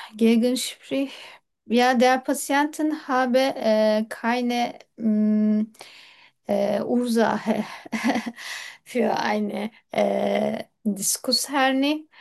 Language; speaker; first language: German; non-native, learner; Turkish